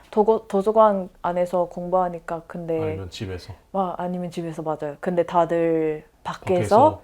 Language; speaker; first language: Korean; non-native, fluent; Malay